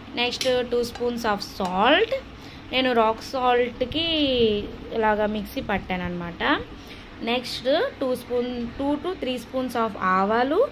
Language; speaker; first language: Telugu; non-native, local second language; Urdu